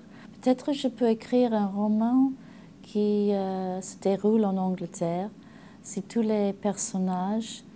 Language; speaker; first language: French; non-native, learner; English